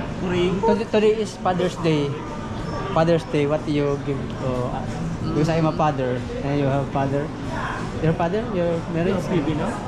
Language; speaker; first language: English; non-native, local second language; Filipino